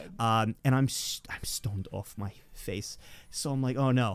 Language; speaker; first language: English; native; English